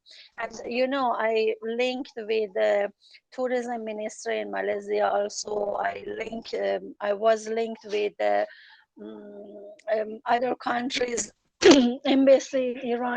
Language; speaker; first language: English; non-native, learner; Persian